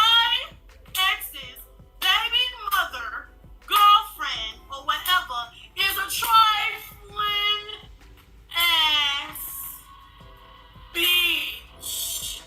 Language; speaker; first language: English; native; English